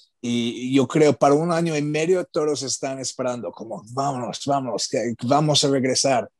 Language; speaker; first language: Spanish; non-native, learner; English